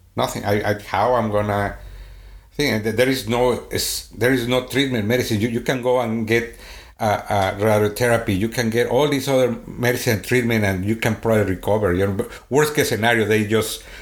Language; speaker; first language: English; non-native, fluent; Swedish